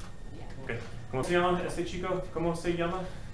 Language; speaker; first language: Spanish; non-native, fluent; English